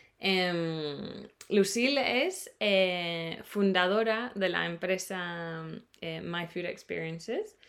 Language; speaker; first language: Spanish; non-native, fluent; English